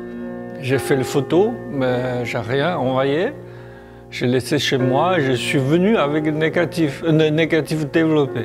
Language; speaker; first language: French; non-native, learner; Chinese